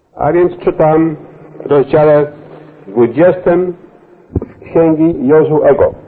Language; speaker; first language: Polish; native; Polish